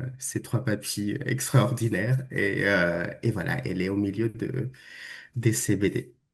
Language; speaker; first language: French; non-native, fluent; Spanish